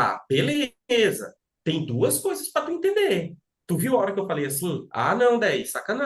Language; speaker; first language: Portuguese; native; Portuguese